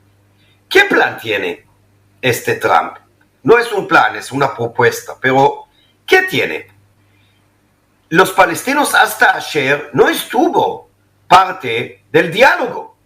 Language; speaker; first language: Spanish; non-native, fluent; Hebrew